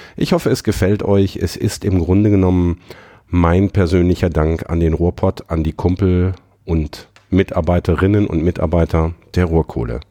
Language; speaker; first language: German; native; German